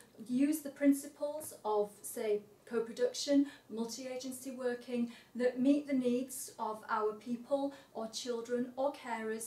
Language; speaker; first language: English; native; English